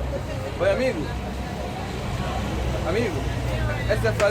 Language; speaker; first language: Portuguese; non-native, learner; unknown